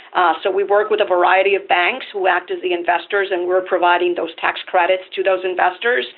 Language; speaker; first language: English; non-native, fluent; Spanish